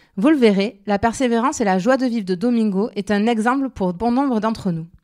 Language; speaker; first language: French; native; French